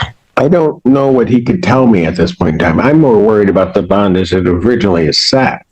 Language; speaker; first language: English; native; English